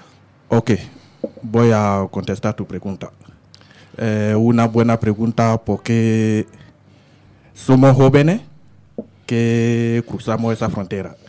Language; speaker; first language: Spanish; non-native, learner; French